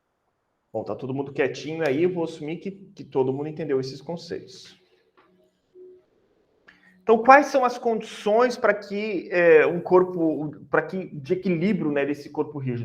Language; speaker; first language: Portuguese; native; Portuguese